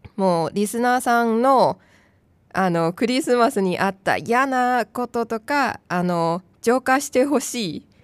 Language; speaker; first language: Japanese; non-native, fluent; Chinese